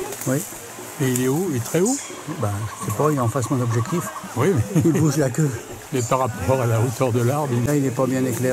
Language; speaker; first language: French; native; French